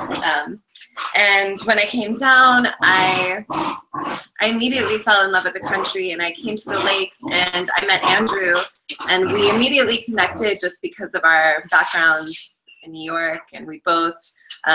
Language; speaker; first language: English; native; English